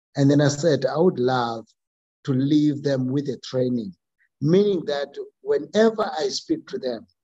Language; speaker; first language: English; non-native, local second language; Xhosa